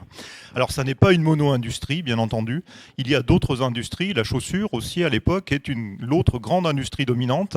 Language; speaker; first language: French; native; French